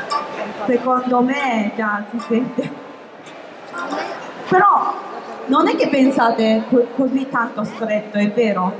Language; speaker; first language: Italian; non-native, fluent; Japanese